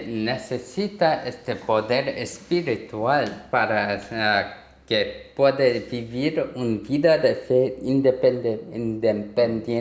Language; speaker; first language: Spanish; non-native, learner; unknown